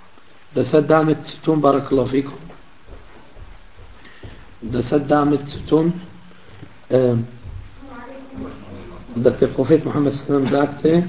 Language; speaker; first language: German; non-native, fluent; Arabic